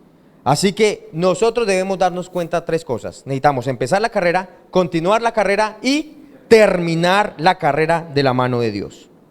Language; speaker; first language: Spanish; native; Spanish